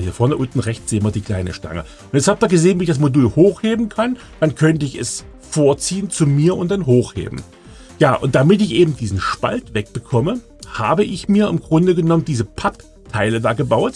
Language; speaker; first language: German; native; German